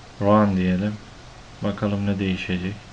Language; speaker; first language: Turkish; native; Turkish